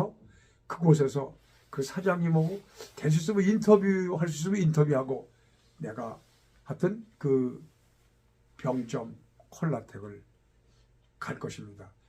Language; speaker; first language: Korean; native; Korean